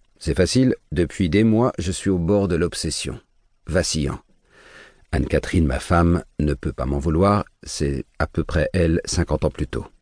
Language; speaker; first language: French; native; French